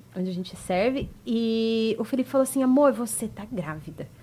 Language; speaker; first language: Portuguese; native; Portuguese